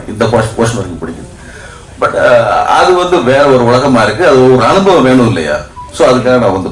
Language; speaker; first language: Tamil; native; Tamil